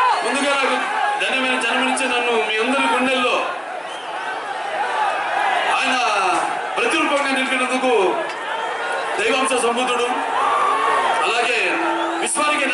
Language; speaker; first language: Telugu; native; Telugu